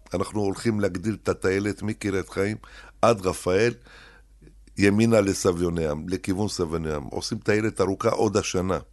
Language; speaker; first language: Hebrew; early bilingual, other home language; Arabic